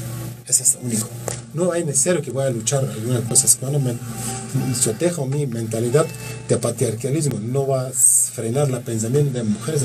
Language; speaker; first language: Spanish; non-native, learner; Kurdish